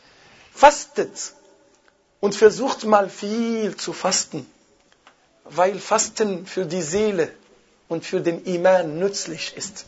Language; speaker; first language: German; non-native, fluent; Arabic